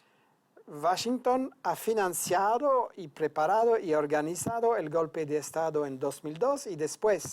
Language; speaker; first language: Spanish; non-native, fluent; French